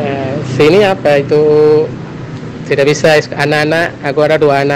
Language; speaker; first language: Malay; non-native, learner; Tamil